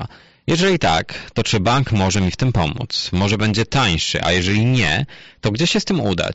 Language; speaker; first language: Polish; native; Polish